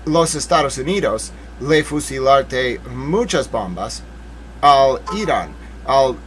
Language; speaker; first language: Spanish; non-native, learner; English